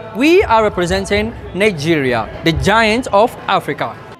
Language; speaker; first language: English; non-native, local second language; Yoruba